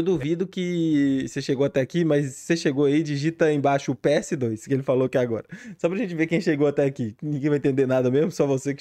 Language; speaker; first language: Portuguese; native; Portuguese